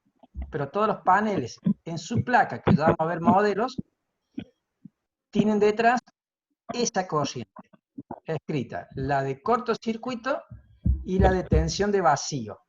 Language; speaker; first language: Spanish; native; Spanish